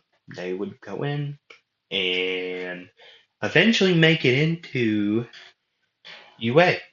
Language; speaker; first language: English; native; English